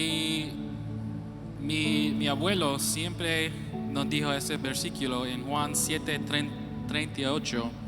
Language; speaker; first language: Spanish; non-native, fluent; English